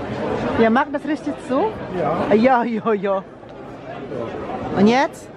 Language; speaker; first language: German; non-native, learner; Filipino